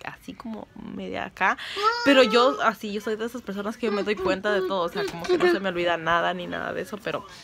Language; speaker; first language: Spanish; early bilingual, heritage; Spanish